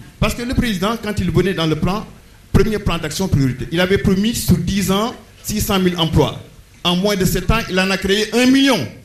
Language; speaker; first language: French; non-native, local second language; Wolof